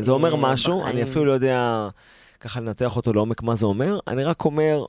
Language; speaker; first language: Hebrew; native; Hebrew